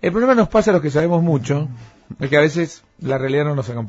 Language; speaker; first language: Spanish; native; Spanish